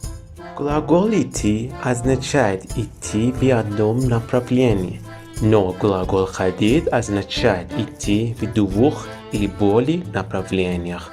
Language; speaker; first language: Russian; non-native, fluent; Persian